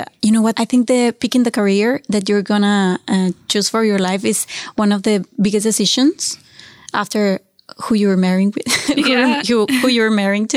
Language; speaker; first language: English; non-native, fluent; Spanish